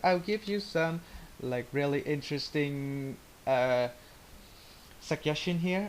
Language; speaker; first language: English; non-native, learner; Vietnamese